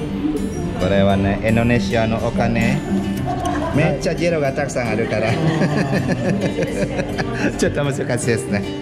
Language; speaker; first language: Japanese; non-native, fluent; Indonesian